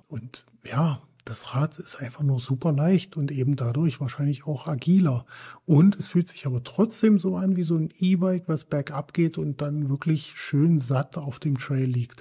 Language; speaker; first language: German; native; German